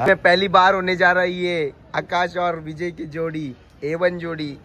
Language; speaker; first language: Hindi; non-native, local second language; Marathi